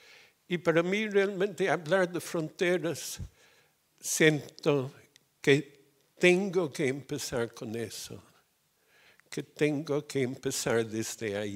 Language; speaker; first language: Spanish; non-native, fluent; English